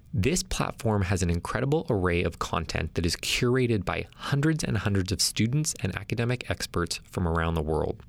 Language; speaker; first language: English; native; English